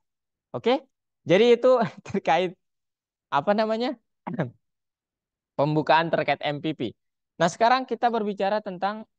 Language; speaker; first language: Indonesian; native; Indonesian